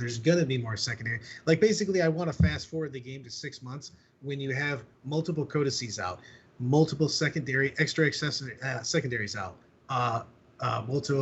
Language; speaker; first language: English; native; English